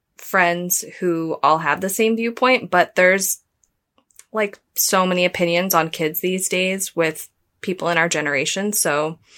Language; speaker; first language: English; native; English